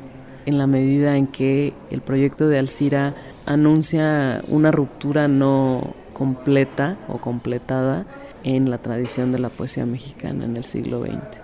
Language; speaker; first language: Spanish; native; Spanish